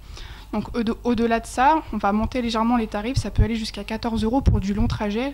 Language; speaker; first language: French; native; French